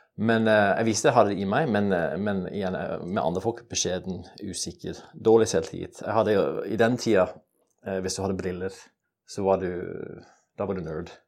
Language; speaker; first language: Norwegian; non-native, fluent; English